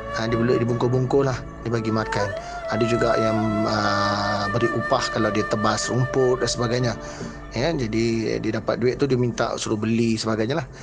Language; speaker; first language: Malay; non-native, local second language; Tamil